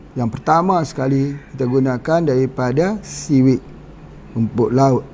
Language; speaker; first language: Malay; native; Malay